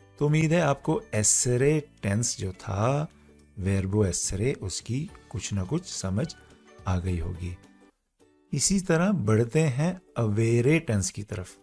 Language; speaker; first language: Urdu; non-native, local second language; Punjabi